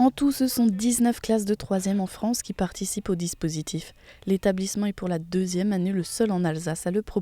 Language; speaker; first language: French; native; French